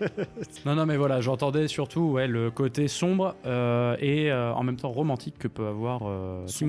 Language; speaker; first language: French; native; French